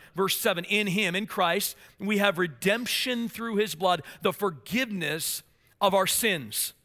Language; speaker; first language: English; native; English